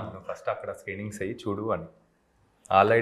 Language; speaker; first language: Telugu; native; Telugu